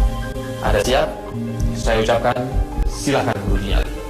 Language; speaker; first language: Indonesian; native; Indonesian